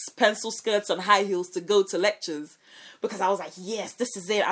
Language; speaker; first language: English; non-native, local second language; Akan